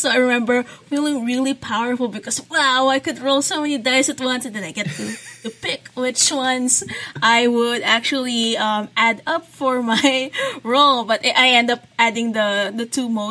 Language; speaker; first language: English; non-native, local second language; Filipino